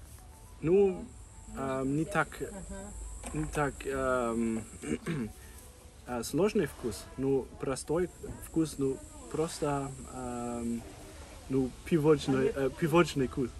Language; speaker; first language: Russian; non-native, learner; German